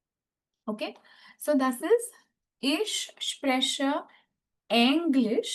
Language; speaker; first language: German; non-native, fluent; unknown